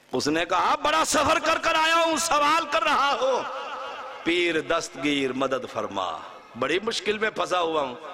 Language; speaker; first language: Urdu; non-native, local second language; Punjabi